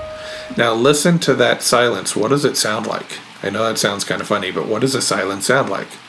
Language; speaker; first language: English; native; English